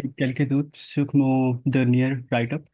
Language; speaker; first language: French; non-native, learner; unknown